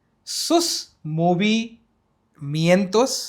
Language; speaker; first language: Spanish; non-native, learner; Hindi